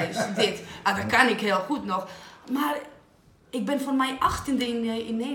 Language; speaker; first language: Dutch; non-native, fluent; Greek